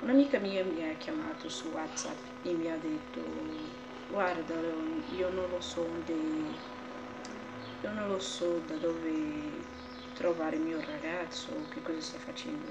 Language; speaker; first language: Italian; non-native, learner; Portuguese